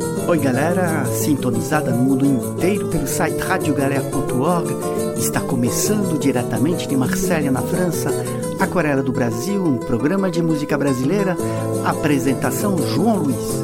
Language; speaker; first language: Portuguese; non-native, fluent; French